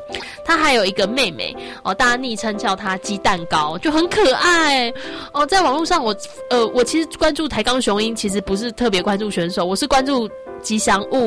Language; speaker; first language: Chinese; native; Chinese